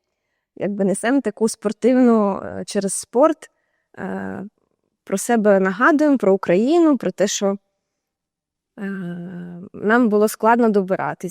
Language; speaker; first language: Ukrainian; native; Ukrainian